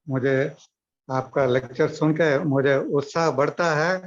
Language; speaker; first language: Hindi; non-native, local second language; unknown